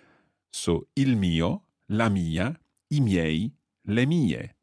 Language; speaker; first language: Italian; non-native, fluent; English